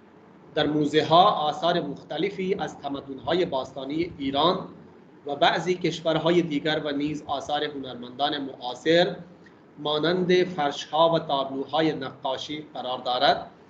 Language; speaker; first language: Persian; non-native, fluent; Urdu